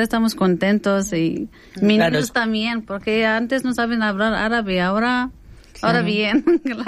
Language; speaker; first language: Spanish; non-native, learner; Arabic